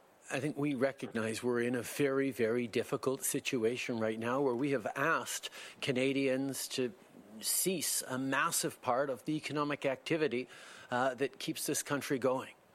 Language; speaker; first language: English; early bilingual, other home language; French